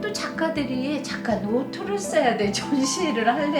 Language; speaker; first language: Korean; native; Korean